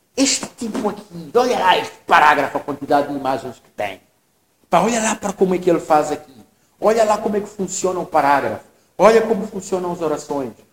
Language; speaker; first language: Portuguese; non-native, local second language; Tsonga